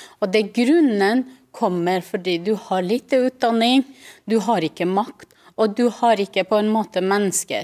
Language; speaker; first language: Norwegian; non-native, fluent; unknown